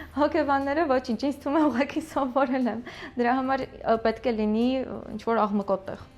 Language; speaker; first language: Armenian; early bilingual, other home language; Russian